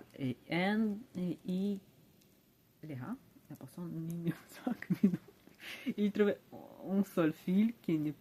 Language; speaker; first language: French; non-native, learner; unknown